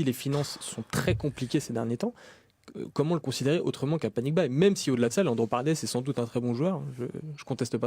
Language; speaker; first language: French; native; French